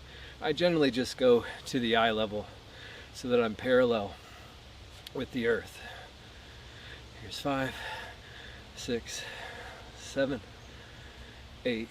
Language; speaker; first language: English; native; English